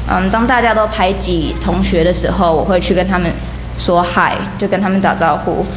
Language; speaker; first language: Chinese; early bilingual, heritage; Chinese